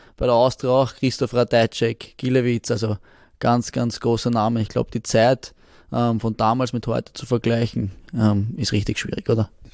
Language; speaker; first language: German; native; German